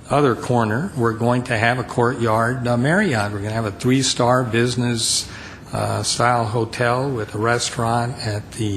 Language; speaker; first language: English; native; English